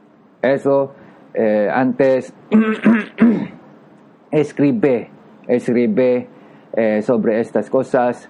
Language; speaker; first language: Spanish; non-native, learner; Japanese